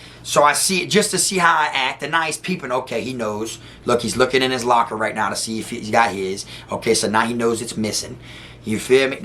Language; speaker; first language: English; native; English